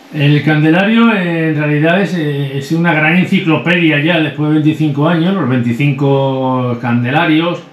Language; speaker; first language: Spanish; native; Spanish